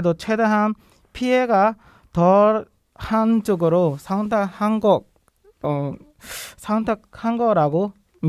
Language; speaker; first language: Korean; non-native, learner; Burmese